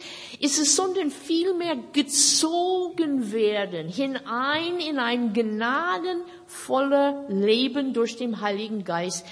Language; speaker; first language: German; non-native, fluent; English